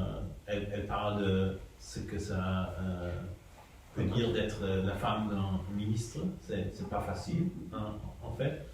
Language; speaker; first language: French; non-native, fluent; German